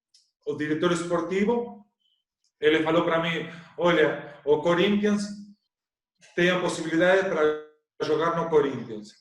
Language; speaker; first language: Portuguese; non-native, learner; Spanish